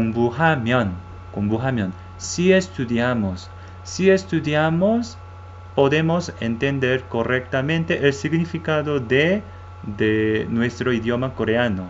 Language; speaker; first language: Spanish; non-native, fluent; Korean